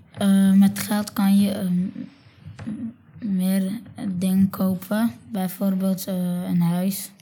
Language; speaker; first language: Dutch; non-native, learner; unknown